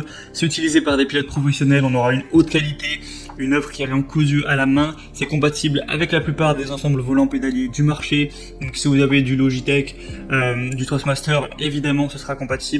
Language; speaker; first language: French; native; French